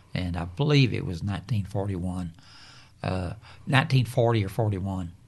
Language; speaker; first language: English; native; English